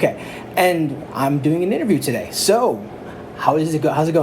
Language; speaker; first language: English; native; English